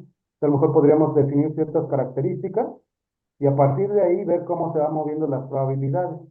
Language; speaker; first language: Spanish; native; Spanish